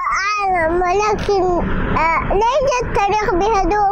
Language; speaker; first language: Arabic; early bilingual, heritage; Arabic